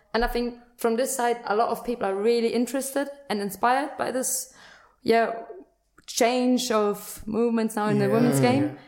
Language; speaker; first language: English; non-native, fluent; German